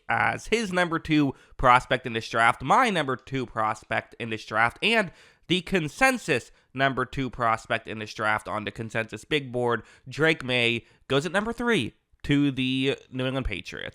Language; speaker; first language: English; native; English